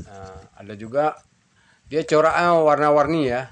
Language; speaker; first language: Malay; non-native, local second language; Achinese